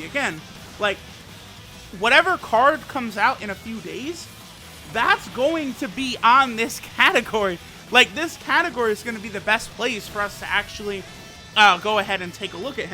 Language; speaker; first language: English; native; English